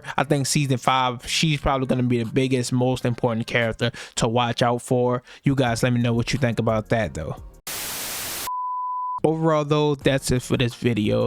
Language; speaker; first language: English; native; English